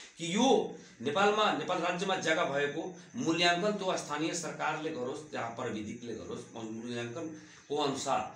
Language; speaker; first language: Nepali; non-native, local second language; Bhojpuri